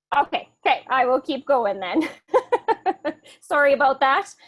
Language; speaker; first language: English; native; English